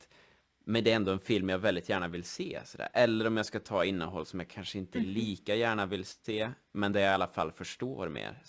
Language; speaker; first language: Swedish; native; Swedish